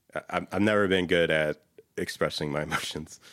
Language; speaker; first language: English; native; English